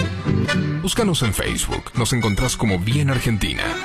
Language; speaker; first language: Spanish; native; Spanish